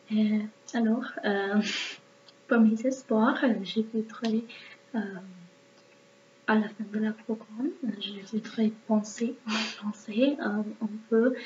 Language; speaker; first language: French; non-native, learner; English